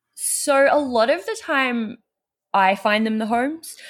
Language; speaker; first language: English; native; English